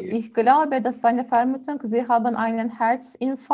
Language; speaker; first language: German; non-native, learner; Turkish